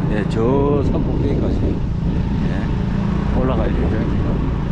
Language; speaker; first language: Korean; native; Korean